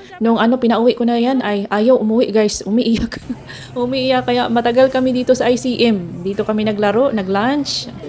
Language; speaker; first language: Filipino; non-native, local second language; Cebuano